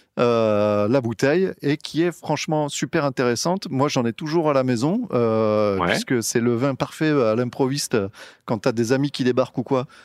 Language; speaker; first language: French; native; French